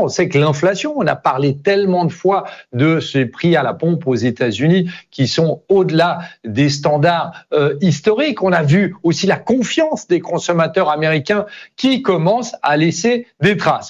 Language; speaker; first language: French; native; French